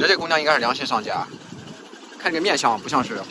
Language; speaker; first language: Chinese; native; Chinese